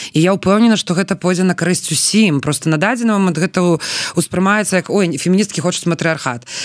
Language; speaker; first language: Belarusian; non-native, local second language; Russian